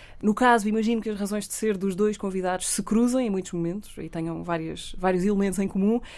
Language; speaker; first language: Portuguese; native; Portuguese